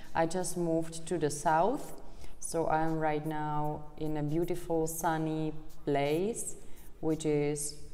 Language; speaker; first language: English; non-native, fluent; Czech